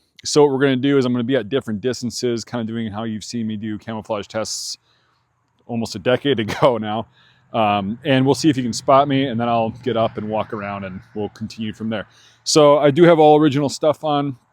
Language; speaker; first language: English; native; English